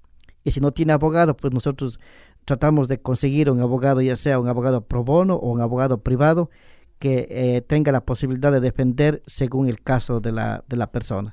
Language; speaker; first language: Spanish; native; Spanish